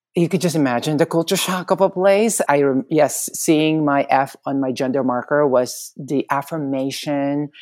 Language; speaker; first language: English; non-native, local second language; Filipino